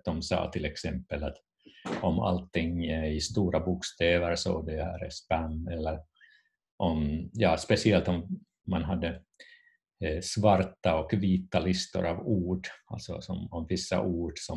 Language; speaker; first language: Swedish; non-native, fluent; Finnish